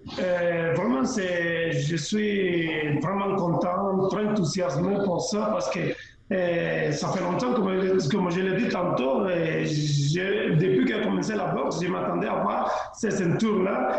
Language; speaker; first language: French; non-native, fluent; Spanish